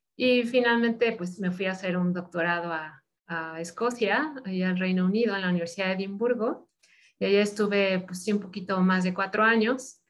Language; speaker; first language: Spanish; native; Spanish